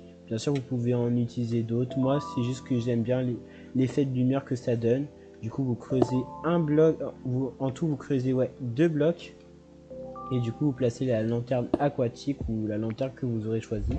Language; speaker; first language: French; native; French